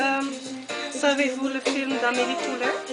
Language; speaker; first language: French; non-native, learner; Dutch